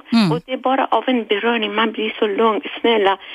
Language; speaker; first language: Swedish; non-native, fluent; Persian